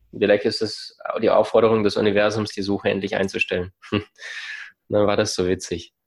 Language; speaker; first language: German; early bilingual, other home language; Russian